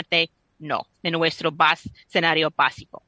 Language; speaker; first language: Spanish; non-native, fluent; English